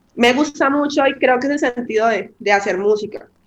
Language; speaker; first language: Spanish; native; Spanish